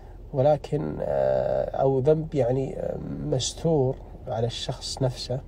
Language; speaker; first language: Arabic; native; Arabic